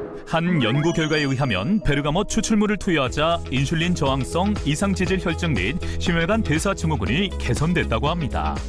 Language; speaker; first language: Korean; native; Korean